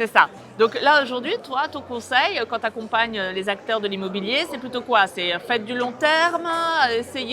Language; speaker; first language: French; native; French